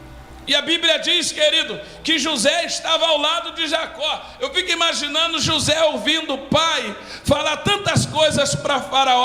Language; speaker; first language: Portuguese; native; Portuguese